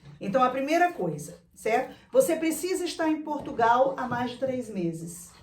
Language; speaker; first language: Portuguese; native; Portuguese